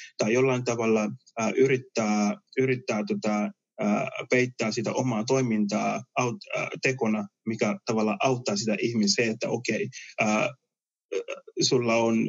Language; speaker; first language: Finnish; early bilingual, other home language; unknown